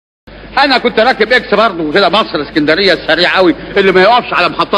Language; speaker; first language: Arabic; native; Arabic